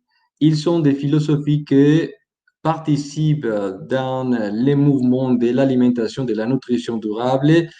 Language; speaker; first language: French; non-native, learner; Spanish